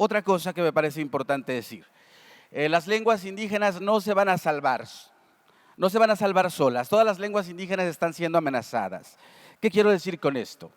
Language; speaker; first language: Spanish; native; Spanish